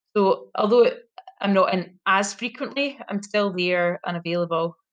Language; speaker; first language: English; native; English